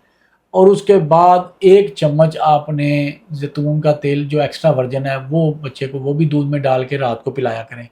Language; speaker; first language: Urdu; non-native, local second language; Punjabi